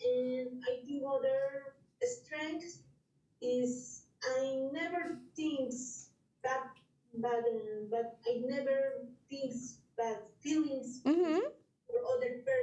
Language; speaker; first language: English; non-native, learner; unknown